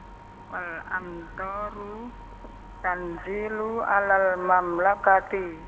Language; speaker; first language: Arabic; non-native, learner; Indonesian